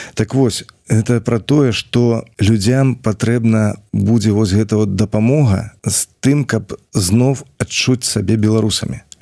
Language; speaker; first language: Belarusian; non-native, local second language; Russian